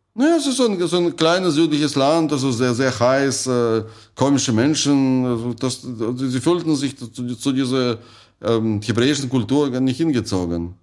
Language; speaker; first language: German; non-native, fluent; Russian